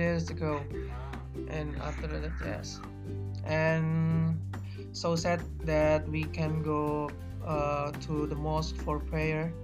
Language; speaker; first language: English; non-native, learner; Indonesian